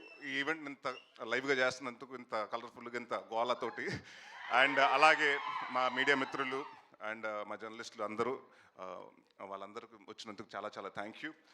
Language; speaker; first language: Telugu; native; Telugu